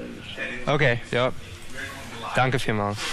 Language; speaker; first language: German; non-native, learner; English